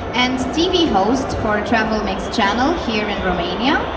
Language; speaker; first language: English; non-native, fluent; Romanian